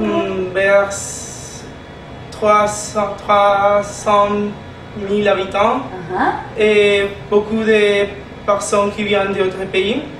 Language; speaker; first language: French; non-native, learner; Spanish